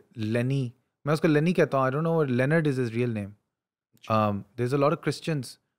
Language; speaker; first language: Urdu; native; Urdu